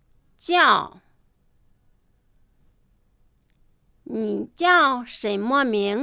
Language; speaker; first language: Chinese; non-native, fluent; Japanese